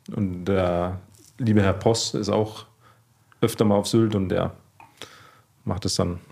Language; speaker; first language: German; native; German